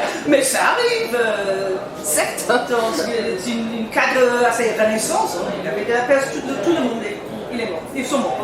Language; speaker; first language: French; non-native, learner; English